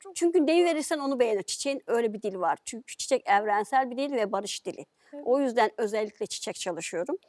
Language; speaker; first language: Turkish; native; Turkish